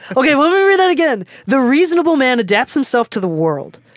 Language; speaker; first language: English; non-native, fluent; Japanese